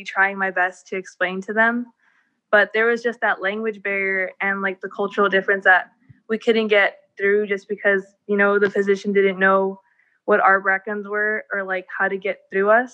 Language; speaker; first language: English; native; English